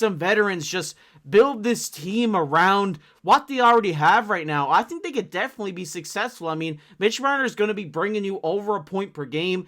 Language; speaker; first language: English; native; English